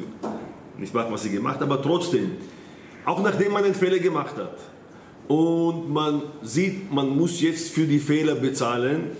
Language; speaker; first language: German; non-native, fluent; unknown